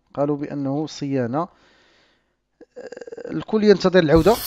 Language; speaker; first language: Arabic; native; Arabic